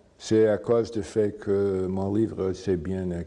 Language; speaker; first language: French; non-native, fluent; English